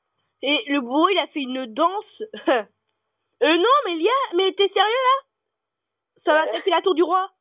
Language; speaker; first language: French; native; French